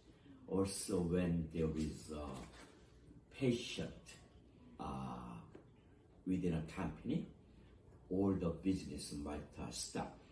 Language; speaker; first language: English; non-native, fluent; Korean